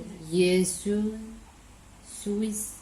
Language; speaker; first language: French; non-native, learner; Chinese